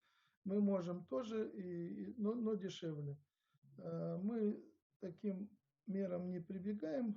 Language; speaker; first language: Russian; native; Russian